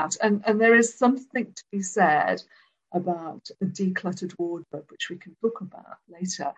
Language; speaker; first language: English; native; English